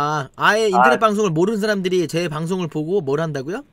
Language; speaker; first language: Korean; native; Korean